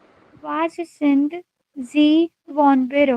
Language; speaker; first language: German; non-native, learner; Hindi